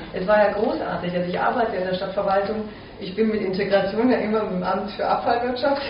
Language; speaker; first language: German; early bilingual, other home language; Croatian